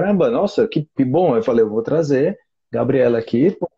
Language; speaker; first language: Portuguese; native; Portuguese